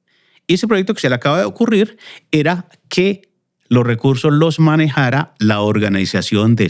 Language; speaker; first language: Spanish; native; Spanish